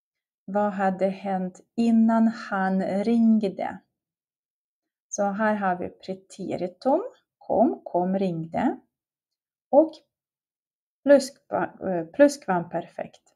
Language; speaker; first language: Swedish; non-native, fluent; Russian